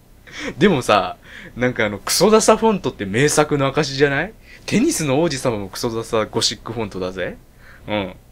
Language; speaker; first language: Japanese; native; Japanese